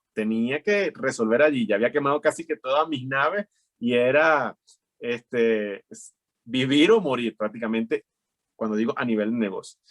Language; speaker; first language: Spanish; native; Spanish